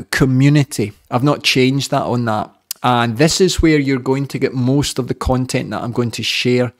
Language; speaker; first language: English; native; English